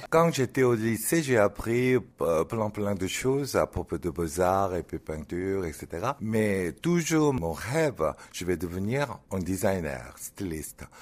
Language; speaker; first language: French; non-native, fluent; Korean